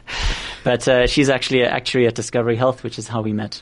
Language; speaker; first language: English; native; English